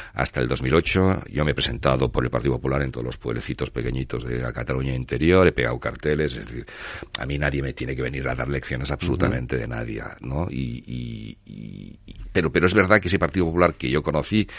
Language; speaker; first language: Spanish; non-native, local second language; Catalan